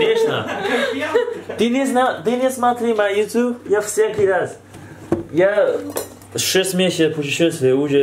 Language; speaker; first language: Russian; non-native, learner; Chinese